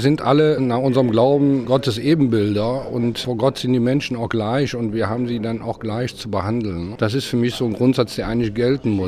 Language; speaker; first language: German; native; German